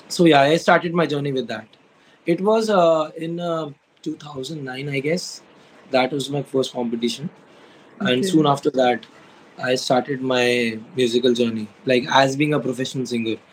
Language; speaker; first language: English; non-native, local second language; Hindi